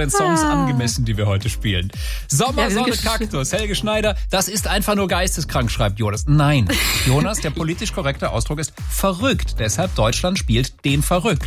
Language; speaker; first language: German; native; German